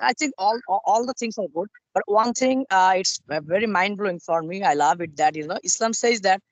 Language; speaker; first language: English; non-native, learner; Bangla